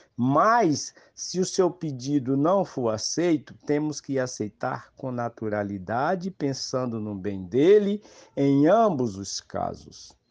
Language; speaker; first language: Portuguese; native; Portuguese